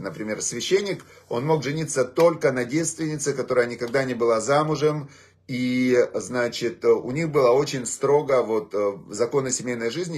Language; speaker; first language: Russian; native; Russian